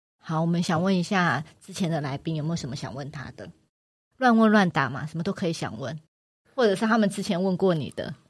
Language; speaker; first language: Chinese; native; Chinese